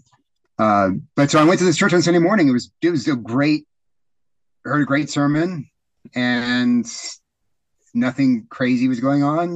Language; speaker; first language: English; native; English